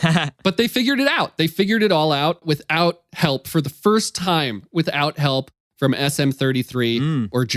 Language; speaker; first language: English; native; English